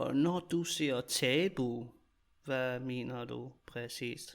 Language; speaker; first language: Danish; native; Danish